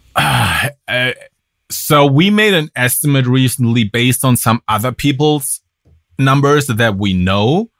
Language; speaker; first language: English; non-native, fluent; German